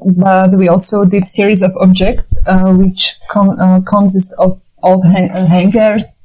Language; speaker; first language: English; non-native, fluent; Slovak